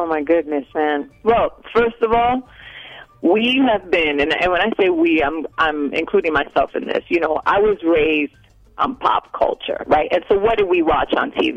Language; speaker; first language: English; native; English